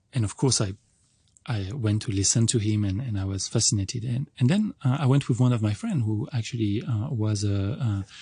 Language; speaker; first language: English; non-native, fluent; French